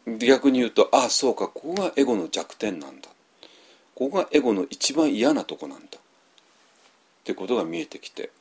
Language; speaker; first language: Japanese; native; Japanese